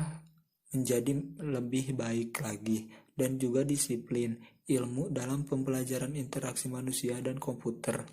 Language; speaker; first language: Indonesian; native; Indonesian